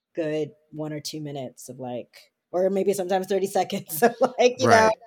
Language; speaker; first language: English; native; English